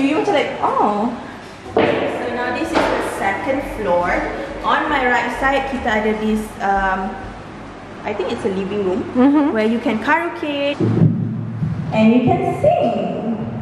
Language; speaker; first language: English; non-native, local second language; Malay